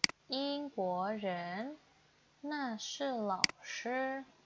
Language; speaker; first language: Chinese; non-native, fluent; Indonesian